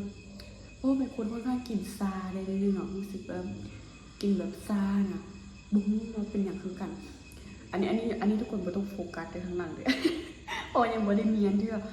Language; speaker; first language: Thai; non-native, local second language; Lao